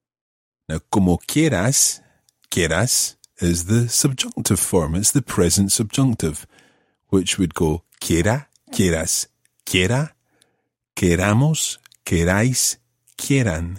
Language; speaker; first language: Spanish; non-native, fluent; English